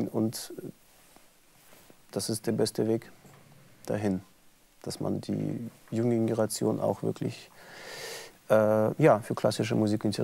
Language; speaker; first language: German; non-native, fluent; Russian